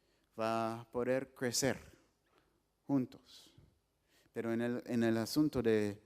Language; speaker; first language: Spanish; non-native, fluent; English